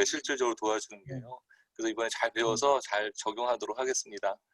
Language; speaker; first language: Korean; native; Korean